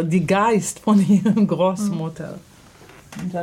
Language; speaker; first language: German; non-native, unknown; Hebrew